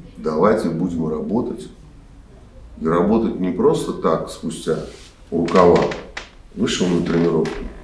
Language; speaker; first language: Russian; native; Russian